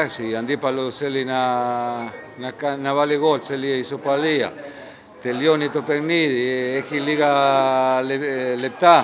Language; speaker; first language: Greek; non-native, fluent; Spanish